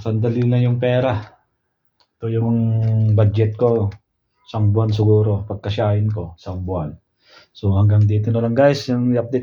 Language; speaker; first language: Filipino; native; Filipino